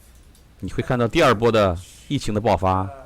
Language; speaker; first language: Chinese; native; Chinese